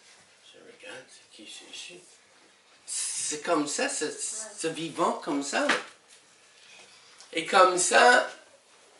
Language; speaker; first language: French; non-native, learner; English